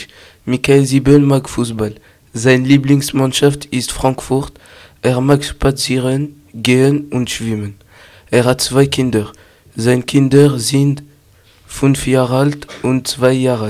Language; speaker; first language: German; non-native, learner; French